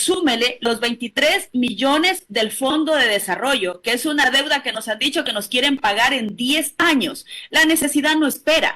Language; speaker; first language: Spanish; native; Spanish